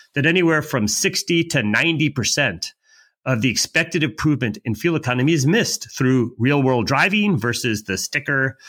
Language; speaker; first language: English; native; English